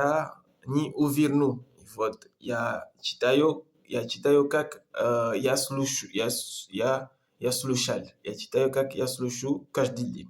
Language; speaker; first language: Russian; non-native, learner; Comorian